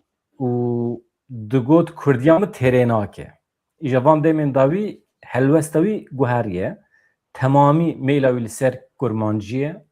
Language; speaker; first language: Kurdish; native; Kurdish